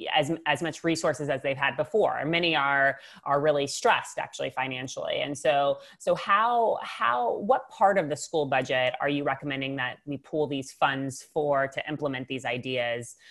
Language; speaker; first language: English; native; English